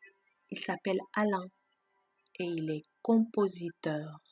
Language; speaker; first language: French; non-native, fluent; Persian